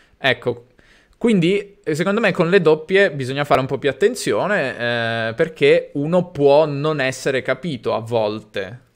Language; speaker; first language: Italian; native; Italian